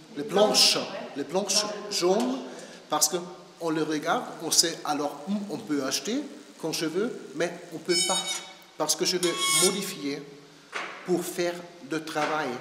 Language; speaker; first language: French; non-native, learner; German